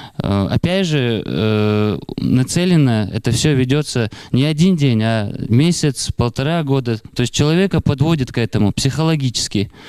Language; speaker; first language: Russian; non-native, local second language; Ingush